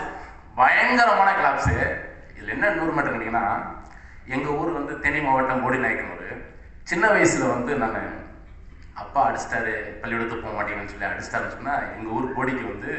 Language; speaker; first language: Tamil; native; Tamil